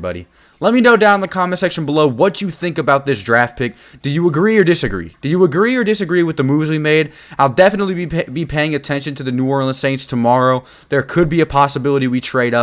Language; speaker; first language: English; native; English